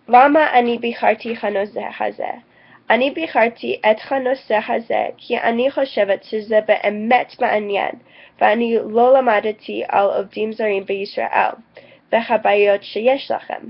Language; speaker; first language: Hebrew; non-native, learner; English